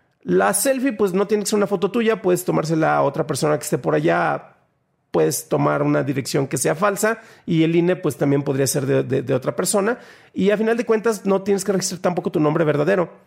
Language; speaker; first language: Spanish; native; Spanish